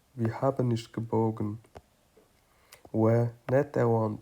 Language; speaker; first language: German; non-native, fluent; Kurdish